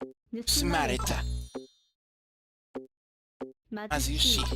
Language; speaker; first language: Japanese; non-native, learner; English